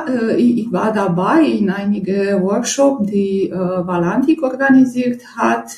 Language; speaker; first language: German; non-native, fluent; Romanian